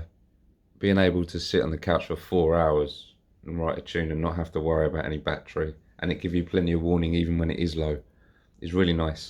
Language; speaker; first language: English; native; English